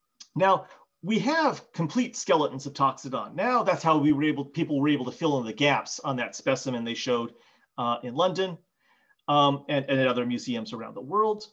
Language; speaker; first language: English; native; English